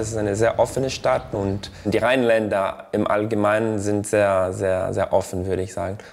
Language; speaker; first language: German; non-native, fluent; Portuguese